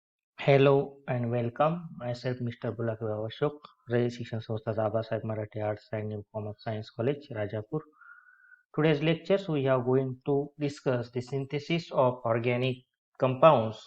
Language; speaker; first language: English; non-native, local second language; Marathi